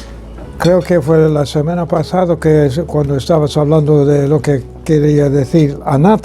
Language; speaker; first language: Spanish; non-native, fluent; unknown